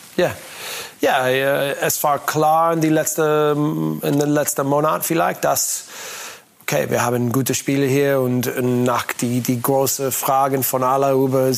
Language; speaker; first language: German; non-native, learner; English